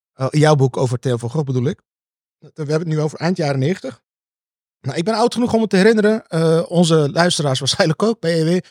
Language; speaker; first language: Dutch; early bilingual, other home language; Turkish